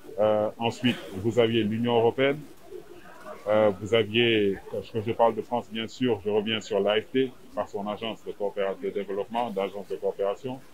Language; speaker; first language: French; non-native, local second language; Wolof